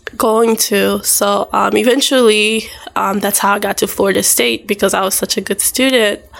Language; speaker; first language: English; early bilingual, other home language; Haitian Creole